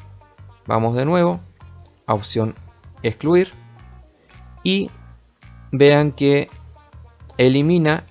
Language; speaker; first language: Spanish; native; Spanish